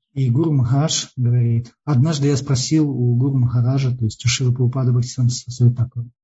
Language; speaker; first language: Russian; native; Russian